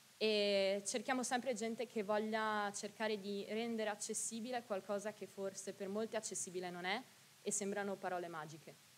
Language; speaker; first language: Italian; native; Italian